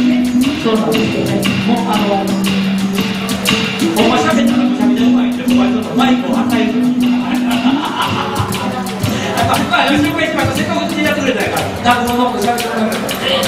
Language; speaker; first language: Japanese; native; Japanese